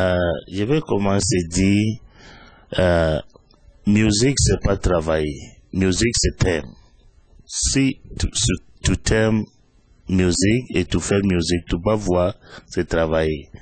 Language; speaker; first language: French; non-native, learner; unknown